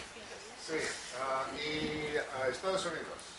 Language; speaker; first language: Spanish; non-native, fluent; English